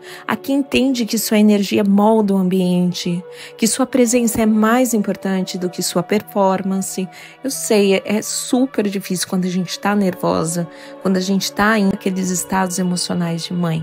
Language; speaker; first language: Portuguese; native; Portuguese